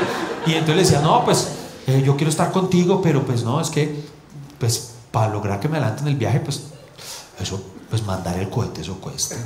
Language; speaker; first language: Spanish; native; Spanish